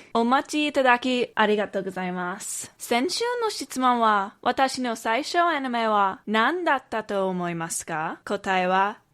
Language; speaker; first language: Japanese; non-native, learner; English